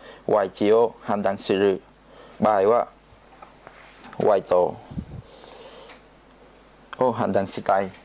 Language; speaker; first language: Japanese; non-native, learner; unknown